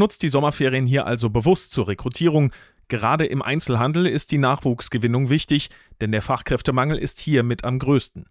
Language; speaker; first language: German; native; German